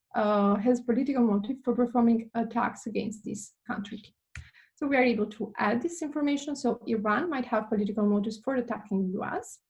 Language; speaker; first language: English; non-native, fluent; Albanian